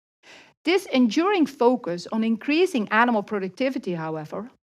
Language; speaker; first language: English; non-native, fluent; Dutch